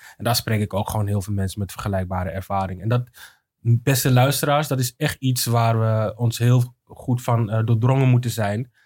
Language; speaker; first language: Dutch; native; Dutch